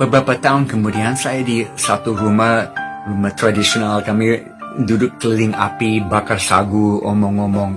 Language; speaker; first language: Indonesian; non-native, fluent; English